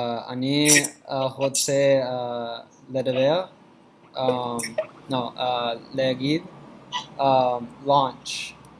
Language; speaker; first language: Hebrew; non-native, learner; English